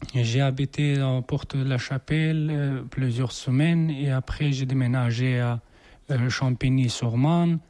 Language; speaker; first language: French; non-native, learner; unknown